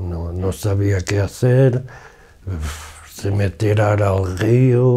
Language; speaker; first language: Spanish; non-native, fluent; Portuguese